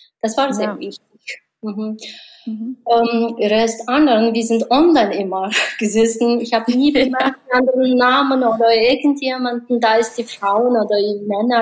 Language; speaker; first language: German; non-native, learner; Mongolian